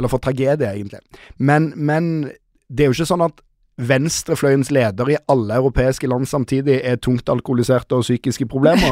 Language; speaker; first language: Norwegian; native; Norwegian